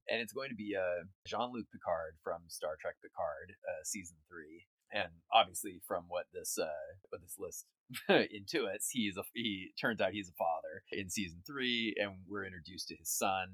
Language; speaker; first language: English; native; English